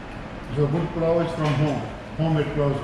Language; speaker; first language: English; non-native, local second language; Urdu